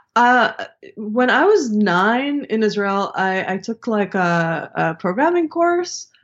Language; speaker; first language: English; early bilingual, other home language; Hebrew